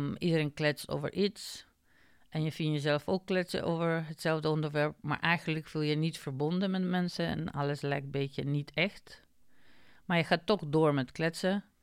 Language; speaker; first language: Dutch; non-native, fluent; Macedonian